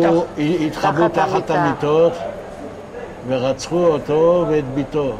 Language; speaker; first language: Hebrew; non-native, local second language; Yiddish